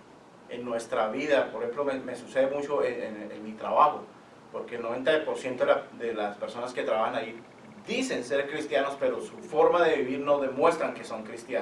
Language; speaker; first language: Spanish; native; Spanish